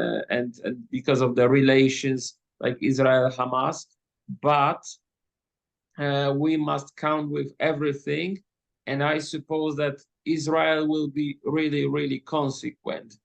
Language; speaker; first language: English; non-native, fluent; Polish